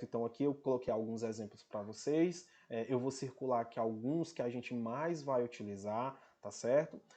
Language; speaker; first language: Portuguese; native; Portuguese